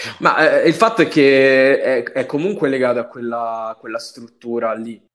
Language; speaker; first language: Italian; native; Italian